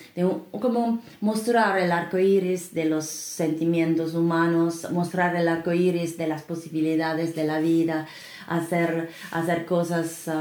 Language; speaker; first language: Spanish; non-native, fluent; Finnish